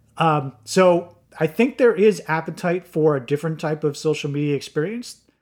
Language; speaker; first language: English; native; English